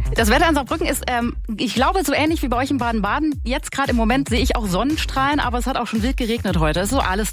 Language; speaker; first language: German; native; German